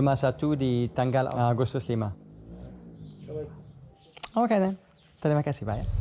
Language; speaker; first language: Indonesian; non-native, learner; English